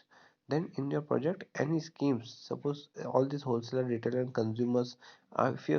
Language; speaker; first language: English; non-native, local second language; Hindi